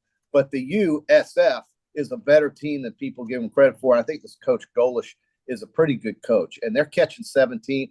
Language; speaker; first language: English; native; English